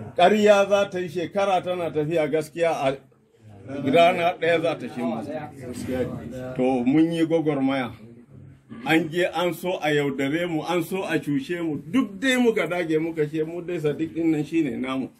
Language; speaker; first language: Hausa; non-native, local second language; Fula